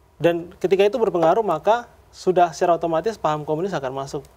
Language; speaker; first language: Indonesian; native; Indonesian